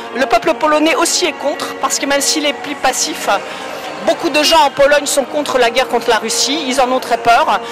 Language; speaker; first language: French; non-native, fluent; Polish